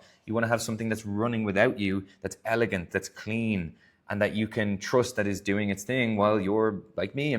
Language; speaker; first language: English; native; English